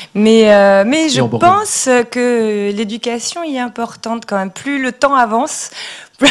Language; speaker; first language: French; native; French